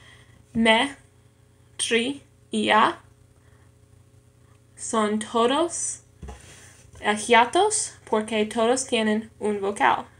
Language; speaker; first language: Spanish; non-native, learner; English